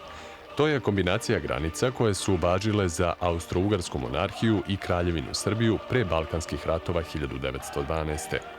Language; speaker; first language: Bosnian; native; Bosnian